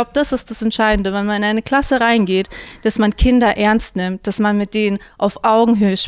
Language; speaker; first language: German; native; German